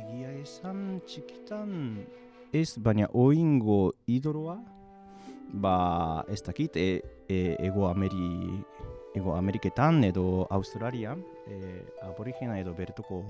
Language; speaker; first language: Basque; non-native, fluent; Japanese